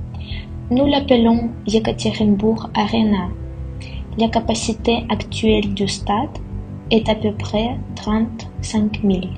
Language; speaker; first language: French; non-native, fluent; Russian